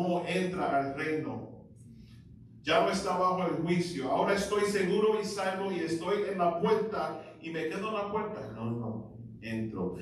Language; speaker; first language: Spanish; early bilingual, heritage; Spanish